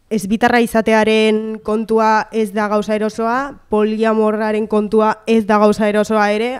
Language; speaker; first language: Basque; native; Basque